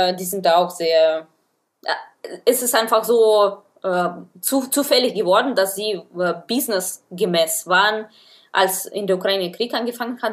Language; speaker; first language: German; non-native, fluent; Russian